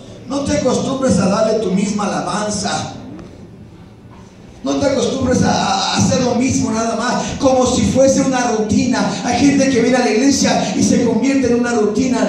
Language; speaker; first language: Spanish; native; Spanish